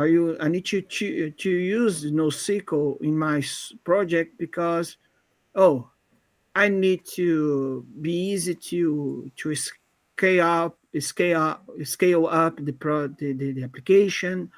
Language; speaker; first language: English; non-native, fluent; Portuguese